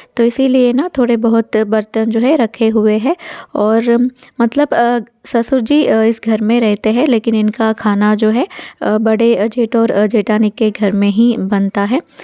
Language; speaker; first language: Hindi; non-native, local second language; Telugu